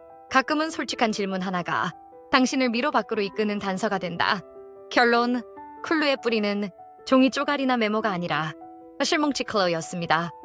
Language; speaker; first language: Korean; native; Korean